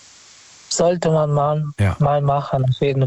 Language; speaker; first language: German; non-native, fluent; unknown